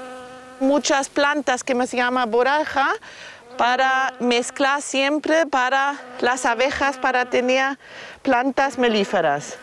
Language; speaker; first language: Spanish; non-native, fluent; German